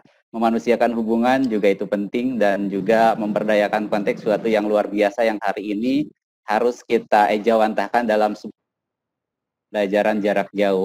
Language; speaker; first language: Indonesian; native; Indonesian